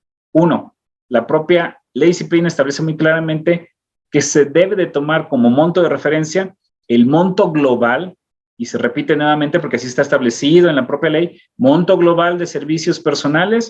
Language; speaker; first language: Spanish; native; Spanish